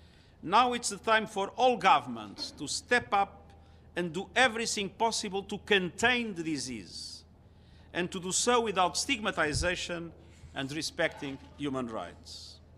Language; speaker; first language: English; non-native, fluent; Portuguese